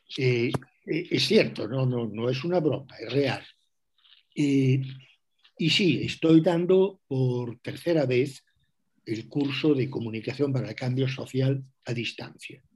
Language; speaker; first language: Spanish; non-native, local second language; Galician